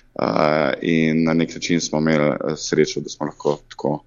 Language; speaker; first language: Slovenian; native; Slovenian